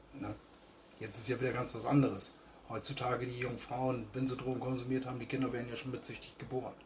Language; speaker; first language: German; native; German